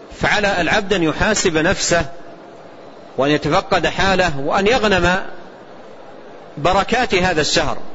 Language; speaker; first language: Arabic; native; Arabic